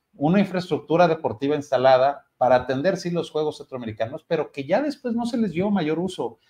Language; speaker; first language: Spanish; native; Spanish